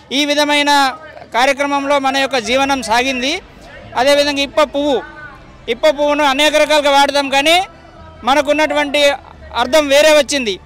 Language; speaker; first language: Telugu; non-native, local second language; Gondi